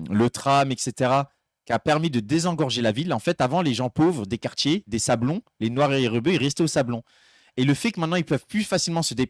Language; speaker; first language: French; native; French